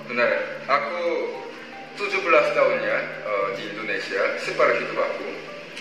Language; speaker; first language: Indonesian; non-native, fluent; Korean